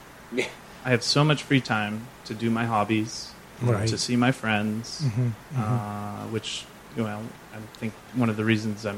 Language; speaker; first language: English; native; English